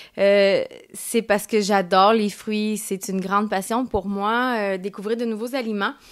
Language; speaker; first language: French; early bilingual, other home language; Spanish